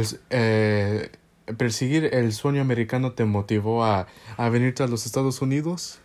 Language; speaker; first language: Spanish; early bilingual, heritage; Spanish